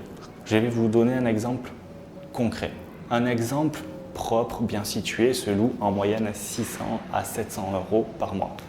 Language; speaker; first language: French; native; French